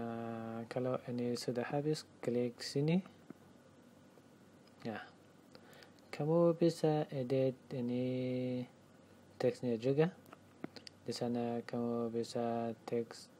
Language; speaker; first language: Indonesian; non-native, learner; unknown